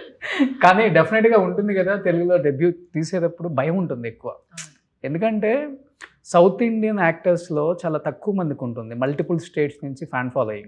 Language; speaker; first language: Telugu; native; Telugu